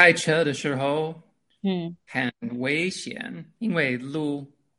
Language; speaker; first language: Chinese; non-native, fluent; English